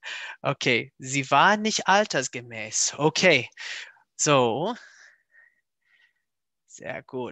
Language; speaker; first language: German; non-native, fluent; English